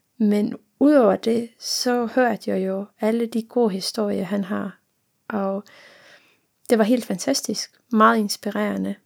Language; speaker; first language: Danish; non-native, fluent; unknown